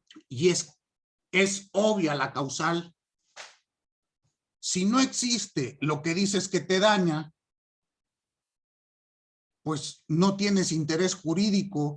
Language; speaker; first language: Spanish; native; Spanish